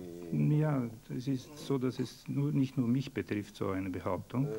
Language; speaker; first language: German; non-native, fluent; Bulgarian